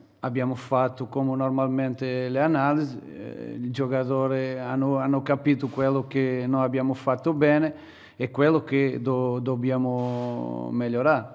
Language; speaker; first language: Italian; non-native, learner; Portuguese